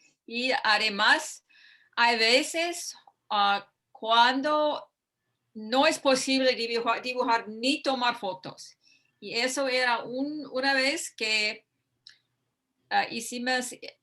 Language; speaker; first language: Spanish; non-native, fluent; English